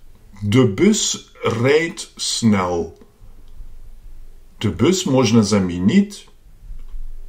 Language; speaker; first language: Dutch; non-native, fluent; Russian